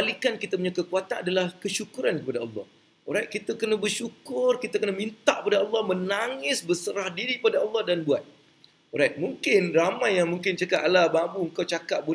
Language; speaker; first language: Malay; native; Malay